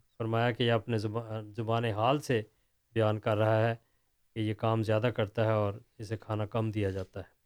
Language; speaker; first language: Urdu; native; Urdu